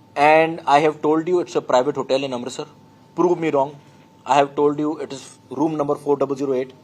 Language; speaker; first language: English; non-native, local second language; Punjabi